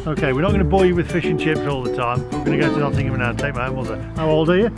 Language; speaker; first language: English; native; English